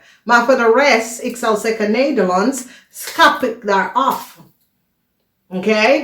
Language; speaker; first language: Dutch; non-native, fluent; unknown